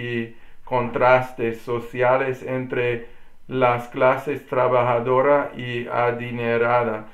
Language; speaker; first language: Spanish; non-native, learner; English